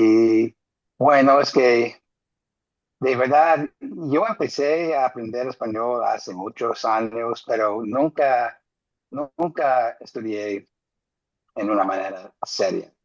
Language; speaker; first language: Spanish; non-native, fluent; English